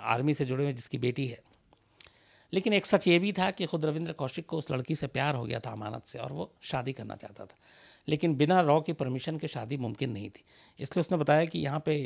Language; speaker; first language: Hindi; native; Hindi